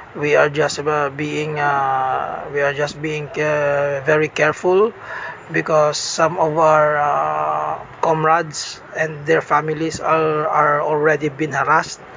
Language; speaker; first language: English; non-native, local second language; Hiligaynon